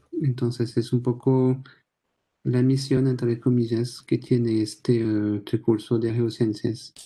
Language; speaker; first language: Spanish; non-native, fluent; French